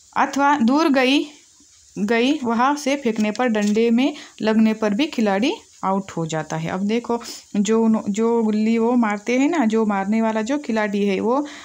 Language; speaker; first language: Hindi; non-native, local second language; Marathi